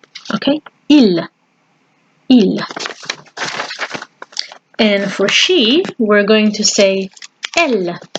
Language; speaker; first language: French; non-native, fluent; English